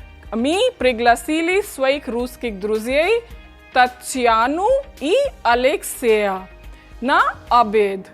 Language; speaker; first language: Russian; non-native, fluent; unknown